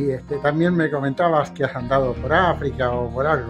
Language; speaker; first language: Spanish; native; Spanish